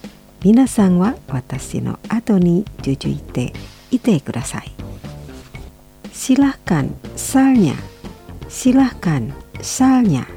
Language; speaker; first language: Japanese; non-native, fluent; Indonesian